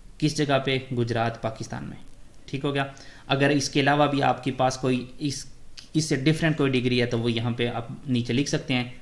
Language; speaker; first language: Urdu; native; Urdu